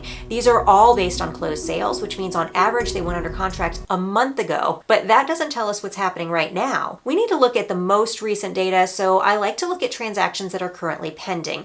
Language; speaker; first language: English; native; English